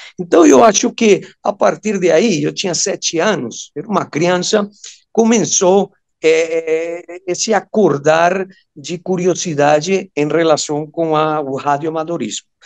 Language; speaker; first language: Portuguese; non-native, fluent; Spanish